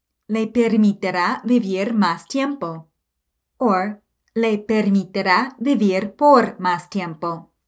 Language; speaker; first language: Spanish; non-native, fluent; English